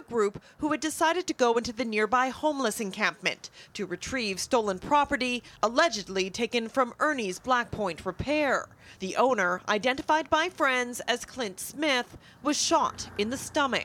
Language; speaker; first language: English; non-native, fluent; Russian